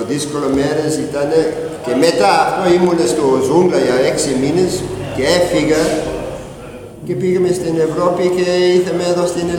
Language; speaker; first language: Greek; non-native, learner; English